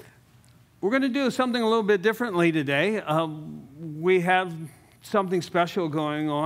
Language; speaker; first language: English; native; English